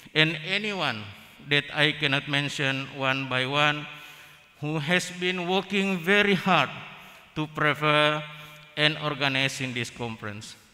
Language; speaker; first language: English; non-native, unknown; Indonesian